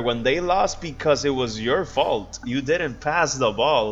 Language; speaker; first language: English; non-native, local second language; Spanish